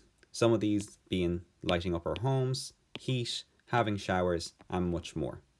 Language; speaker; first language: English; native; English